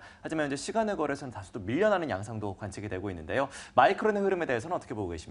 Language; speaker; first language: Korean; native; Korean